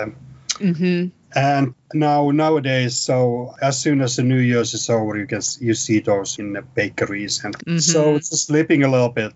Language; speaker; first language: English; non-native, fluent; Finnish